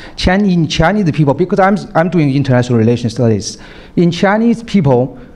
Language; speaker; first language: English; non-native, fluent; Chinese